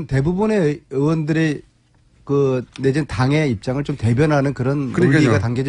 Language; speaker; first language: Korean; native; Korean